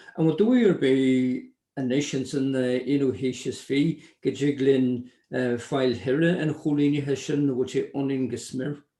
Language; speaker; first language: Irish; non-native, local second language; English